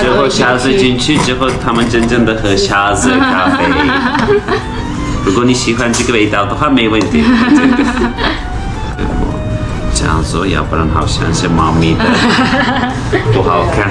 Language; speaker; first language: Chinese; non-native, fluent; Turkish